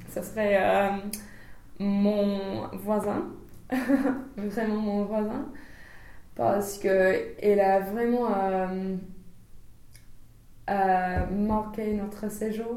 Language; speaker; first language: French; non-native, learner; English